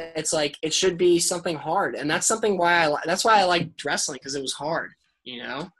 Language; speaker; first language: English; early bilingual, other home language; Urdu